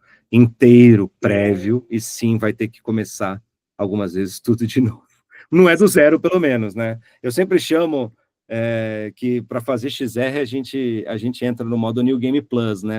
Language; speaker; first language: Portuguese; native; Portuguese